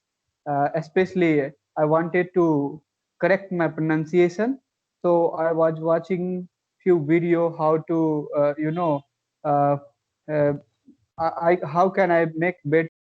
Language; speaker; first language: English; non-native, learner; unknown